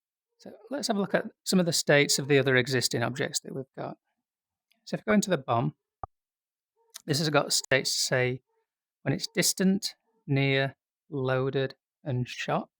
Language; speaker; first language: English; native; English